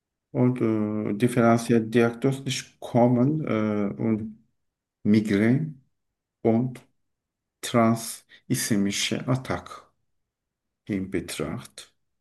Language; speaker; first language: German; non-native, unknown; Turkish